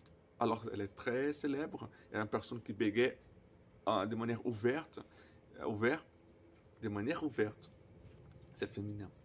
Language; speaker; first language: French; non-native, fluent; Portuguese